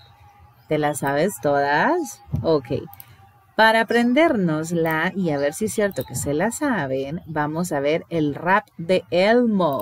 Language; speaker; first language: Spanish; native; Spanish